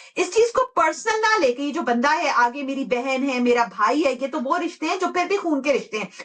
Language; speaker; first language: Urdu; native; Urdu